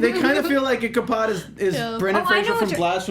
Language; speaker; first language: English; native; English